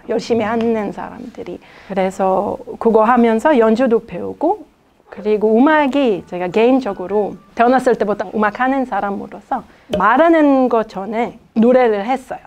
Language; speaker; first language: Korean; non-native, fluent; Hebrew